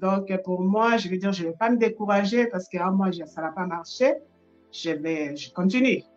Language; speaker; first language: French; non-native, local second language; Lingala